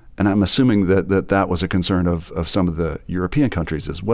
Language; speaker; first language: English; native; English